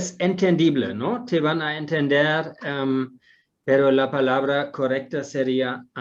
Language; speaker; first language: Spanish; non-native, fluent; German